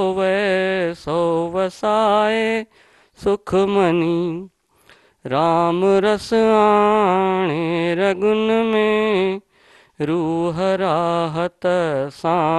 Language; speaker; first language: Hindi; non-native, local second language; Sindhi